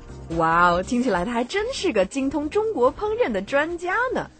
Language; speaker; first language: Chinese; native; Chinese